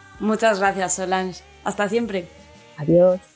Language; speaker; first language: Spanish; native; Spanish